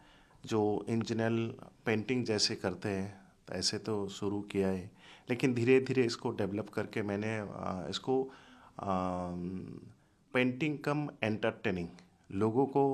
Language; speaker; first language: Hindi; non-native, local second language; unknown